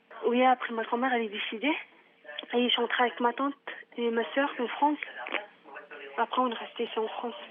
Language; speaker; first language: French; non-native, fluent; Arabic